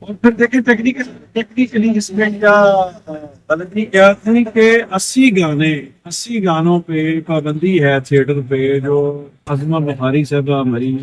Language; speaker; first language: Urdu; non-native, local second language; Punjabi